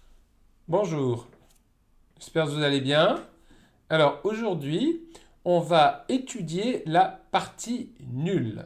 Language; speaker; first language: French; native; French